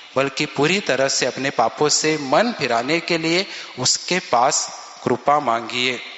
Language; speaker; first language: Hindi; non-native, local second language; Marathi